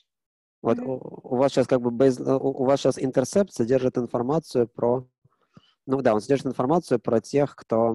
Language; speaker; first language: Russian; native; Russian